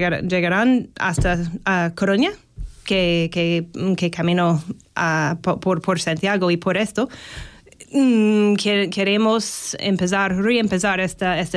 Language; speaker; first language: Spanish; non-native, learner; English